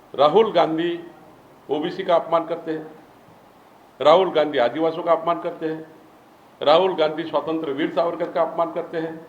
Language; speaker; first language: Hindi; non-native, local second language; Marathi